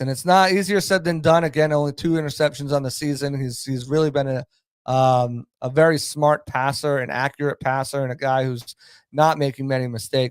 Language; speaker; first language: English; native; English